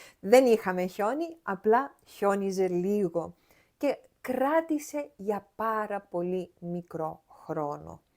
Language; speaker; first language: Greek; native; Greek